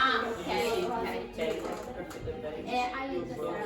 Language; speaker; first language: English; non-native, learner; Italian